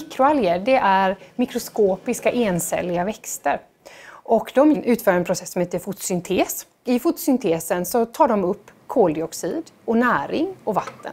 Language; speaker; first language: Swedish; native; Swedish